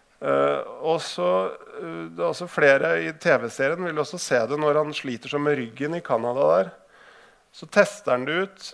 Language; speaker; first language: Norwegian; native; Norwegian